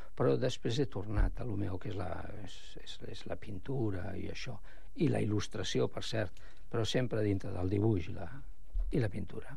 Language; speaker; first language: Catalan; non-native, local second language; Spanish